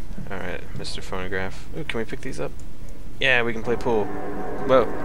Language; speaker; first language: English; native; English